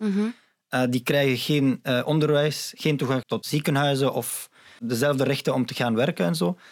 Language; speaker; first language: Dutch; non-native, fluent; Arabic